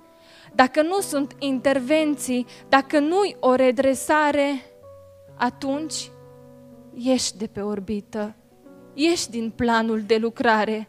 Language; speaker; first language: Romanian; native; Romanian